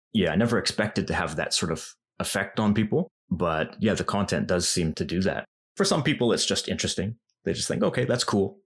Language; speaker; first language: English; native; English